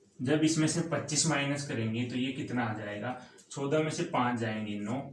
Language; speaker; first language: Hindi; native; Hindi